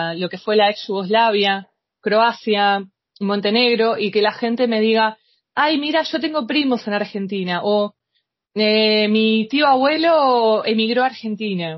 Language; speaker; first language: Spanish; native; Spanish